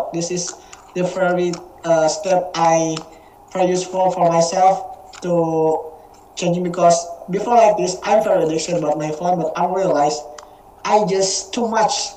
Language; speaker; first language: English; non-native, learner; Indonesian